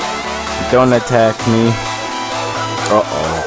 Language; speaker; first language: English; native; English